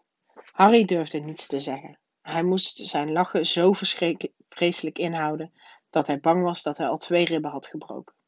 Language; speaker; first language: Dutch; native; Dutch